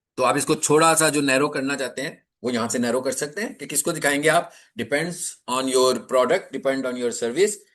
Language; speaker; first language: Urdu; non-native, local second language; Punjabi